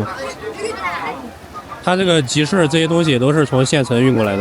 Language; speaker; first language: Chinese; native; Chinese